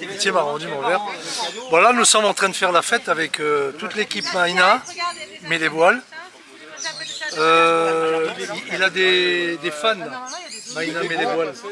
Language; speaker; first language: French; native; French